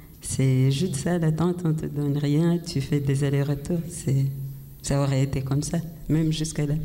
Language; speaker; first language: French; non-native, local second language; Kinyarwanda